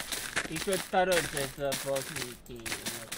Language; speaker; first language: Russian; non-native, learner; Latvian